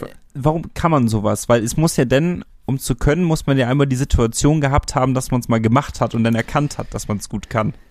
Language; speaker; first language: German; native; German